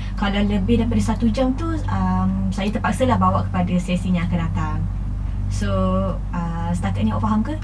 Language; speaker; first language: Malay; native; Malay